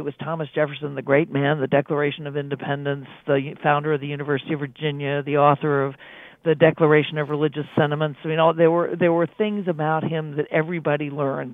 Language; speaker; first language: English; native; English